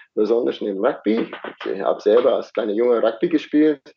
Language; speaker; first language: German; non-native, fluent; Afrikaans